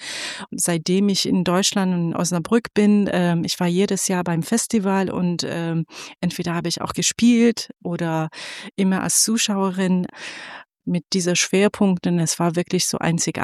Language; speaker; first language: German; non-native, fluent; Persian